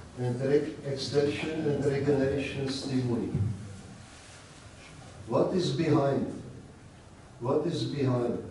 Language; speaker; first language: English; non-native, learner; Czech